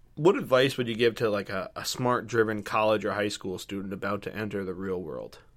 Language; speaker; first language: English; native; English